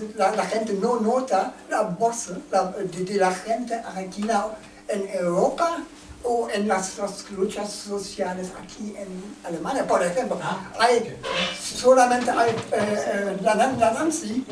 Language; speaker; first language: Spanish; non-native, learner; German